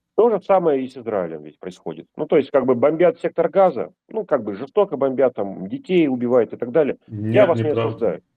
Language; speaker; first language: Russian; native; Russian